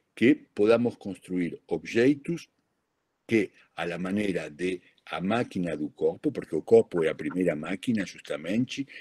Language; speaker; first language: Portuguese; non-native, learner; Spanish